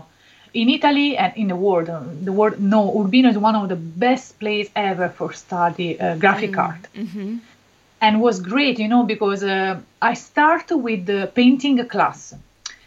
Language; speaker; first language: English; non-native, learner; Italian